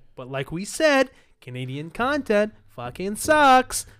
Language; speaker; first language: English; early bilingual, other home language; Arabic